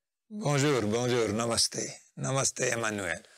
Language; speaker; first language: French; non-native, fluent; Nepali